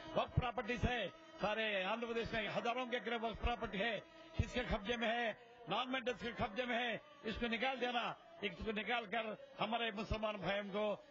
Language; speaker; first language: Urdu; native; Urdu